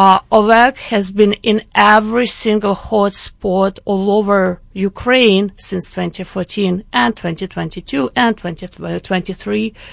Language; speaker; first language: English; non-native, fluent; Ukrainian